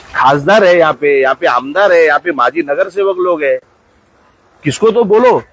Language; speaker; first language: Hindi; non-native, local second language; Marathi